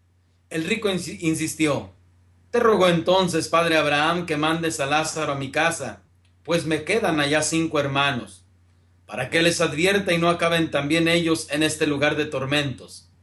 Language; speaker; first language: Spanish; native; Spanish